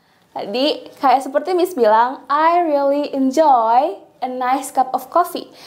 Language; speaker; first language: English; non-native, fluent; Indonesian